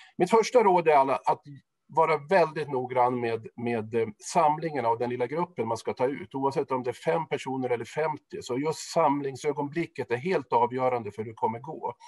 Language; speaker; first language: Swedish; native; Swedish